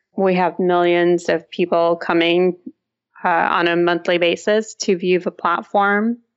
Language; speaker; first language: English; early bilingual, other home language; Russian